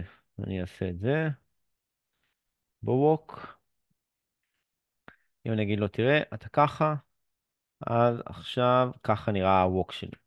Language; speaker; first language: Hebrew; native; Hebrew